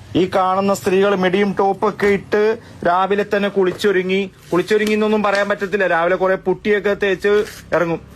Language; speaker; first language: Malayalam; native; Malayalam